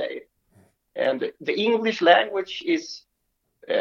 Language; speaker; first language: English; non-native, fluent; Swedish